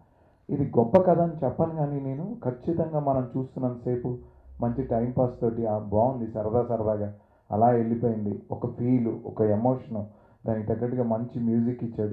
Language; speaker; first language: Telugu; native; Telugu